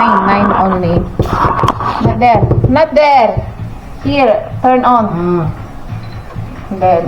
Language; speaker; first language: English; non-native, local second language; Filipino